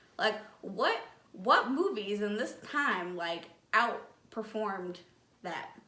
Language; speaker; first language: English; native; English